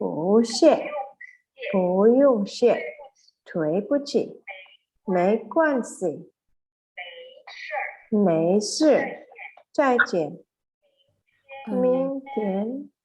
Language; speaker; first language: Chinese; non-native, learner; Indonesian